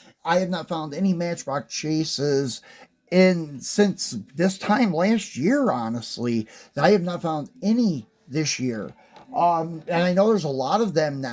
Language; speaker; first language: English; native; English